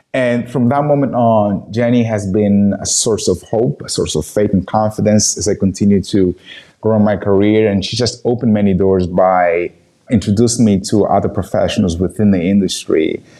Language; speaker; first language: English; non-native, fluent; Portuguese